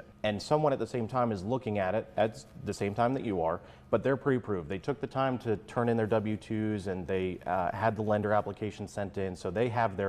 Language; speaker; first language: English; native; English